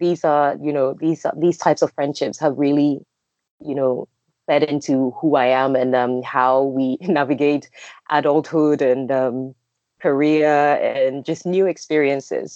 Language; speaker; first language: English; non-native, local second language; Akan